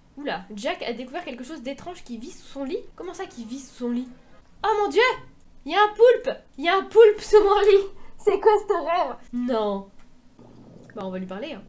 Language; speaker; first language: French; native; French